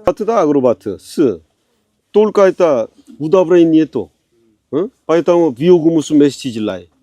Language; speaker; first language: Russian; non-native, learner; Korean